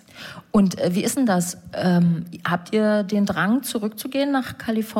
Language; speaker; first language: German; native; German